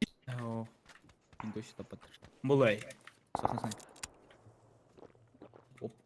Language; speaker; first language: Russian; non-native, local second language; Yakut